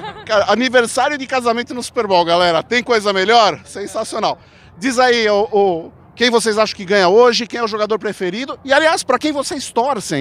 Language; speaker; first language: Portuguese; native; Portuguese